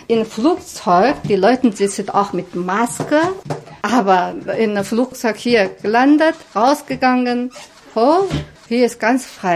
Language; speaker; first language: German; non-native, learner; Chinese